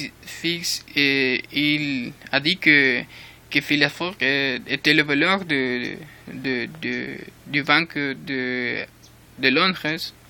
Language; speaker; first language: French; non-native, learner; Spanish